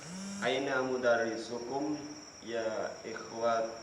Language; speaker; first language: Arabic; non-native, learner; Indonesian